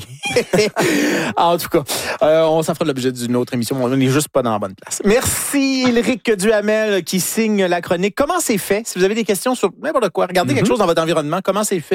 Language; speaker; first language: French; native; French